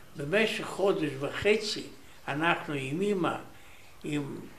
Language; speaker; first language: Hebrew; non-native, learner; Romanian